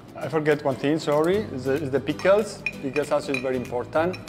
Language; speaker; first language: English; non-native, learner; Spanish